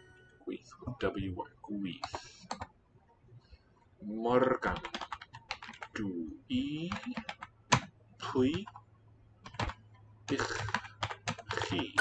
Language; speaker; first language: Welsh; non-native, learner; English